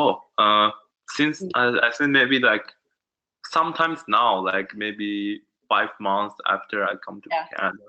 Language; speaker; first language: English; non-native, learner; Chinese